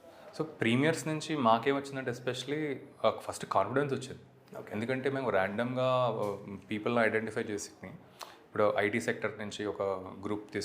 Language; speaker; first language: Telugu; native; Telugu